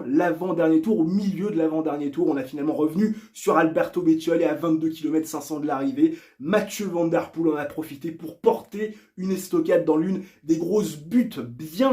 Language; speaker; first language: French; native; French